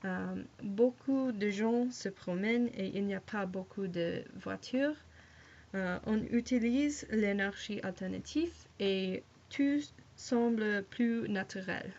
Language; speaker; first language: French; non-native, learner; English